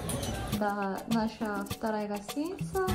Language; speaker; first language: Russian; non-native, fluent; Korean